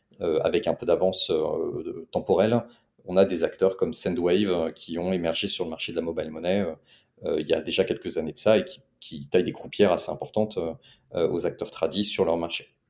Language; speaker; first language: French; native; French